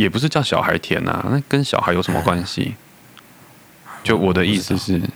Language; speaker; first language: Chinese; native; Chinese